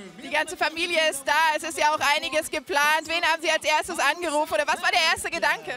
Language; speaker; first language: German; native; German